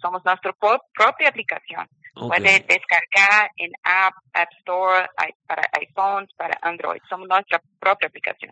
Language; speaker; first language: Spanish; non-native, learner; Portuguese